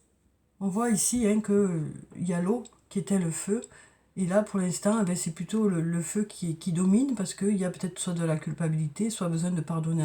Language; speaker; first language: French; native; French